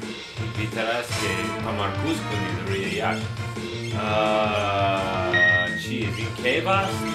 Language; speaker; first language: Persian; non-native, learner; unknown